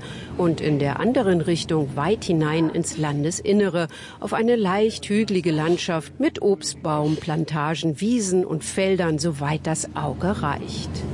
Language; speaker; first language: German; native; German